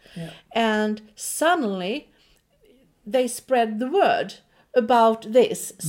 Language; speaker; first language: English; non-native, fluent; Swedish